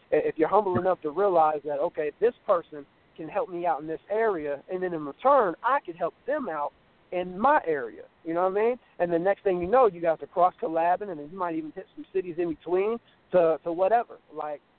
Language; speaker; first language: English; native; English